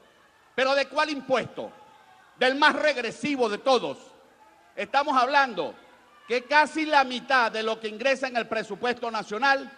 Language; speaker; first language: Spanish; native; Spanish